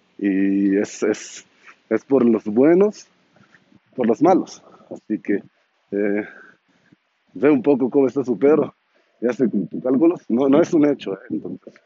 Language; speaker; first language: Spanish; non-native, learner; Hebrew